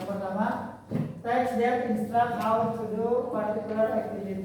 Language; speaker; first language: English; non-native, fluent; Indonesian